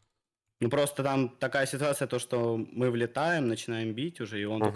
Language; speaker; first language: Russian; native; Russian